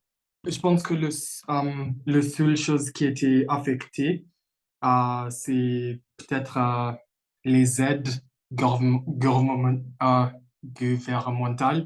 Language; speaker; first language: French; non-native, fluent; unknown